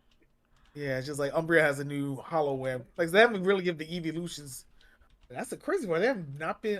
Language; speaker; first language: English; native; English